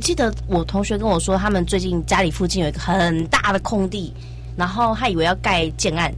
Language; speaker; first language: Chinese; native; Chinese